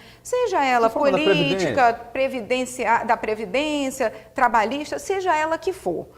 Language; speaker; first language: Portuguese; native; Portuguese